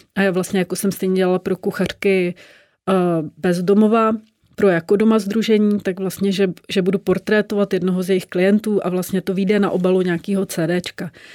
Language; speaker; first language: Czech; native; Czech